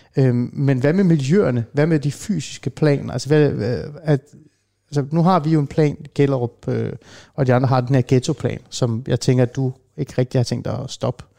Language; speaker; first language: Danish; early bilingual, other home language; Persian